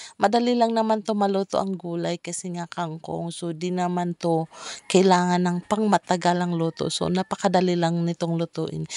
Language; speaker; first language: Filipino; non-native, local second language; Cebuano